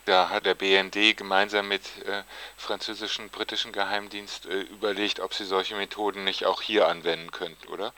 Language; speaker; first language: German; native; German